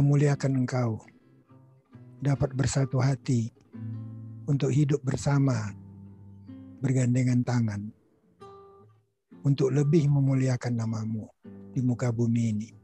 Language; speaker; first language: Indonesian; native; Indonesian